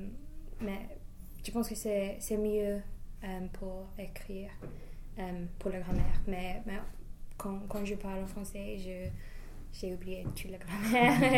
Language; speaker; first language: French; non-native, learner; English